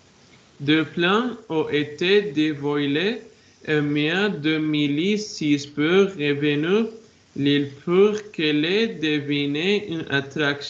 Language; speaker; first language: French; non-native, learner; Arabic